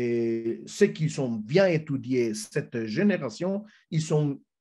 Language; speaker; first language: French; non-native, fluent; Spanish